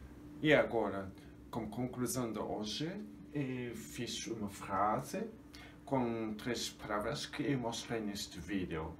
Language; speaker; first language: Portuguese; non-native, fluent; Japanese